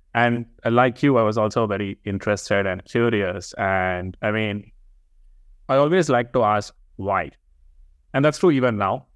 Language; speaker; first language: English; non-native, local second language; Telugu